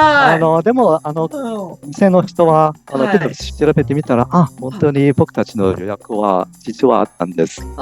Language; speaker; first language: Japanese; non-native, fluent; Cantonese